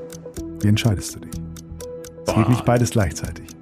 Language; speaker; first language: German; native; German